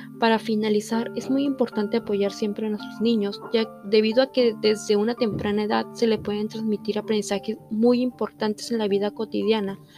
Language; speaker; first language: Spanish; native; Spanish